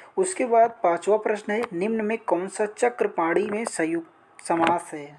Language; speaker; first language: Hindi; native; Hindi